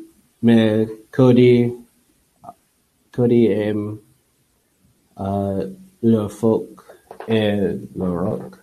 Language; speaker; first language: French; non-native, learner; English